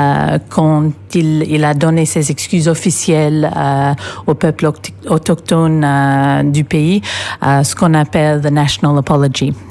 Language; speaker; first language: French; non-native, fluent; English